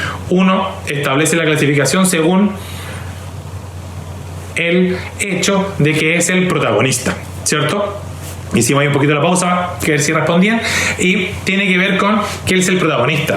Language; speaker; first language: Spanish; native; Spanish